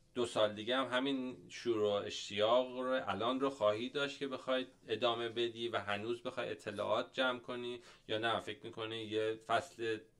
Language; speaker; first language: Persian; native; Persian